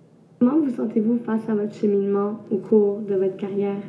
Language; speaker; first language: French; native; French